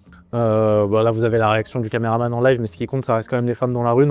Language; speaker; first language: French; native; French